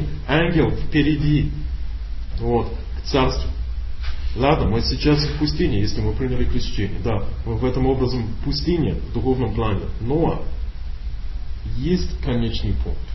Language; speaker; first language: Russian; non-native, learner; English